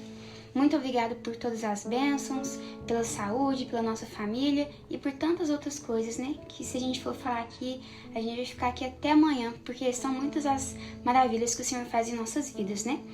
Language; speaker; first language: Portuguese; native; Portuguese